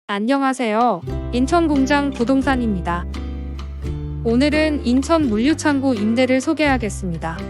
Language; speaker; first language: Korean; native; Korean